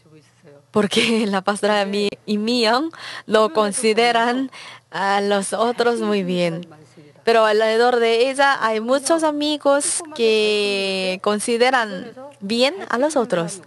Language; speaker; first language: Spanish; non-native, learner; Korean